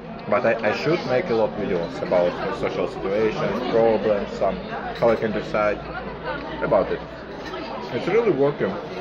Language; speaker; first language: English; non-native, learner; Russian